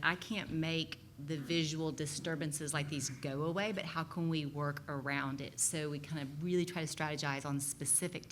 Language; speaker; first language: English; native; English